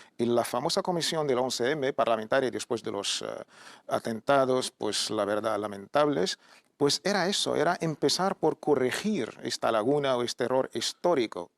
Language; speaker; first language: Spanish; non-native, fluent; Arabic